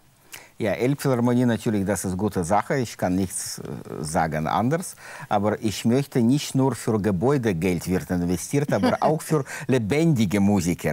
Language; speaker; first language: German; non-native, learner; Russian